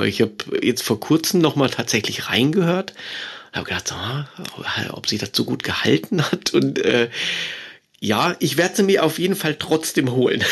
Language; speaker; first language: German; native; German